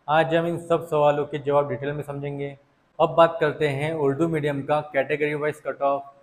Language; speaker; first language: Hindi; non-native, local second language; Marathi